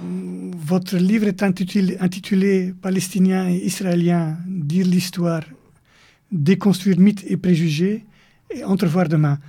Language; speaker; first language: French; native; French